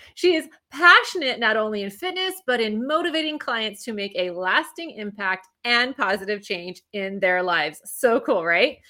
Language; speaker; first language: English; native; English